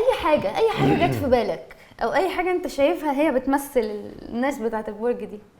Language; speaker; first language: Arabic; native; Arabic